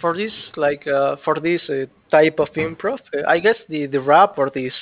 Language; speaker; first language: English; non-native, fluent; Spanish